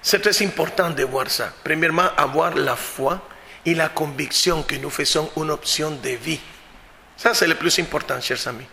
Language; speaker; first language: French; non-native, fluent; Spanish